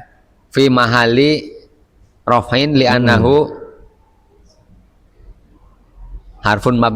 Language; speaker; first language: Arabic; non-native, learner; Indonesian